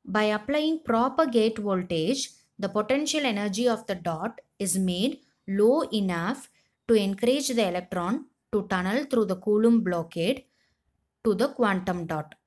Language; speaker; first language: English; non-native, local second language; Tamil